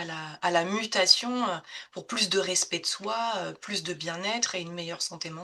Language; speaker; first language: French; native; French